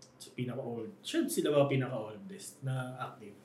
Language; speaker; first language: Filipino; native; Filipino